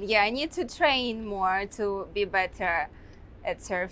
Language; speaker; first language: English; non-native, fluent; Russian